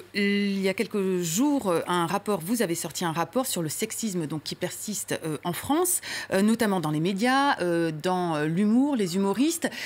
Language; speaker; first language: French; native; French